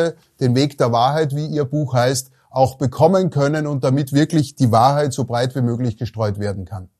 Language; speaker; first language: German; native; German